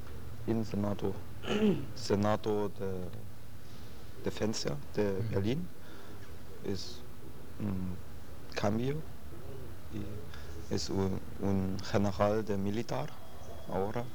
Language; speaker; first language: Spanish; non-native, learner; German